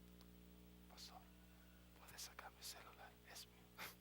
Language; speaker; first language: Spanish; non-native, fluent; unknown